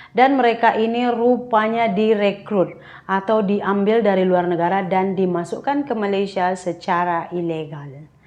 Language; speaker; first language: Indonesian; native; Indonesian